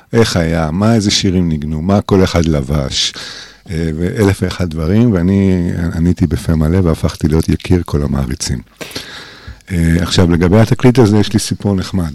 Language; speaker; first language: Hebrew; early bilingual, other home language; English